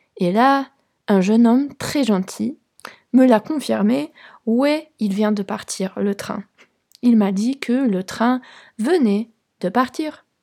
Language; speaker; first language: French; non-native, fluent; Polish